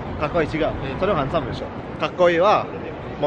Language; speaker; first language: Indonesian; native; Indonesian